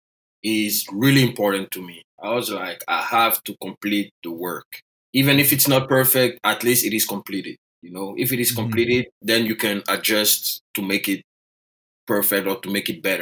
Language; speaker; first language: English; non-native, fluent; French